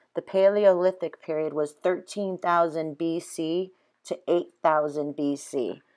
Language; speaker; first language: English; native; English